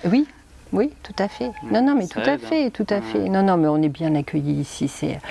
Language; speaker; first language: French; native; French